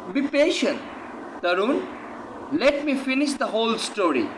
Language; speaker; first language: English; non-native, local second language; Bangla